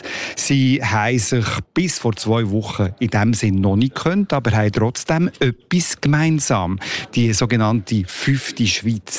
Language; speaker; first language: German; native; German